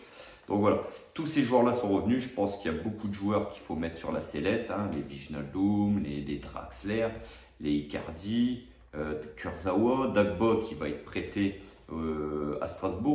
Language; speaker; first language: French; native; French